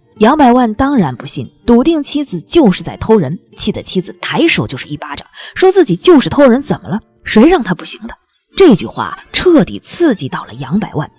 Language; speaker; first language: Chinese; native; Chinese